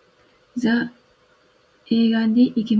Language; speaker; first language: Japanese; non-native, learner; Vietnamese